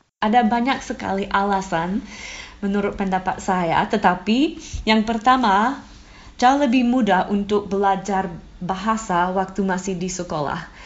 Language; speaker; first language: Indonesian; non-native, fluent; English